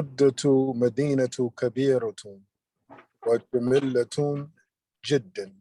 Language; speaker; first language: Arabic; non-native, learner; English